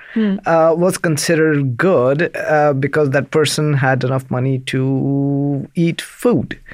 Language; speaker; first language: English; non-native, local second language; Punjabi